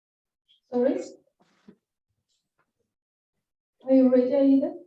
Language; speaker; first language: English; non-native, fluent; Russian